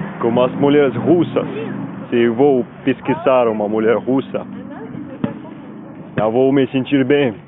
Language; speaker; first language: Portuguese; non-native, learner; Spanish